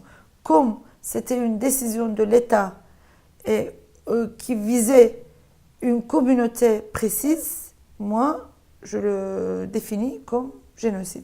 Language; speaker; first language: French; non-native, fluent; Turkish